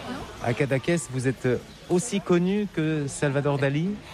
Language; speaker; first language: French; native; French